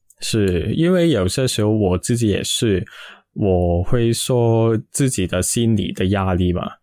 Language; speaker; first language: Chinese; non-native, local second language; Cantonese